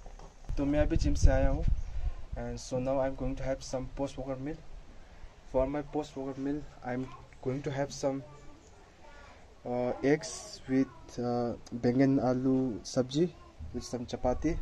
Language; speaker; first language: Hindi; non-native, local second language; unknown